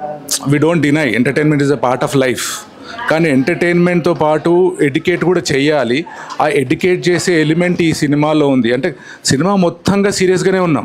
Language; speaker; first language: Telugu; native; Telugu